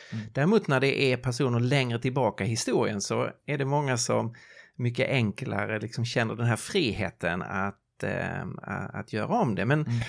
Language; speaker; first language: Swedish; native; Swedish